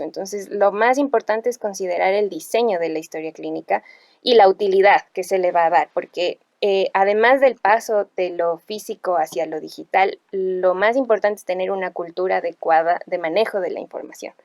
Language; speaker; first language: Spanish; native; Spanish